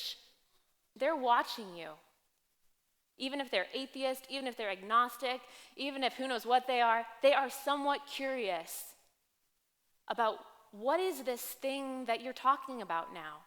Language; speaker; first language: English; native; English